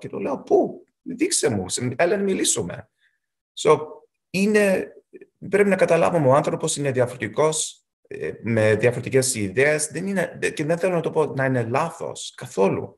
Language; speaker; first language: Greek; early bilingual, heritage; Greek